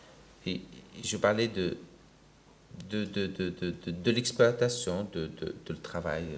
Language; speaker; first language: French; non-native, local second language; Arabic